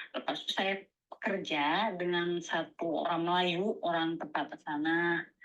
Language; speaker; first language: Indonesian; native; Indonesian